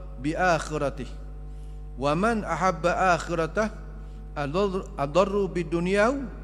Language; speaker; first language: Malay; native; Malay